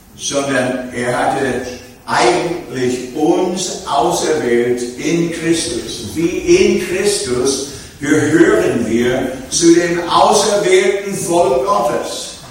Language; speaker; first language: German; non-native, fluent; English